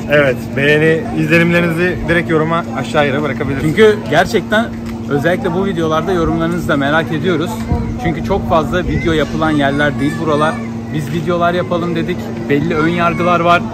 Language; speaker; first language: Turkish; native; Turkish